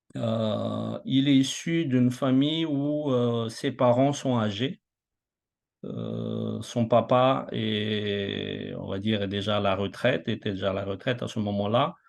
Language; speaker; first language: French; non-native, local second language; Malagasy